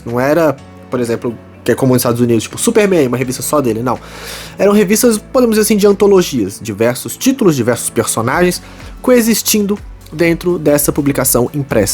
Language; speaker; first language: Portuguese; native; Portuguese